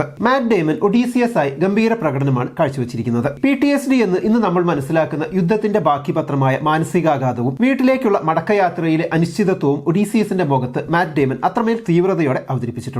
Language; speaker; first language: Malayalam; native; Malayalam